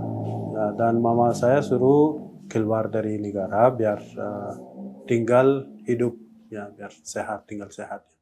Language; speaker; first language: Indonesian; non-native, learner; Persian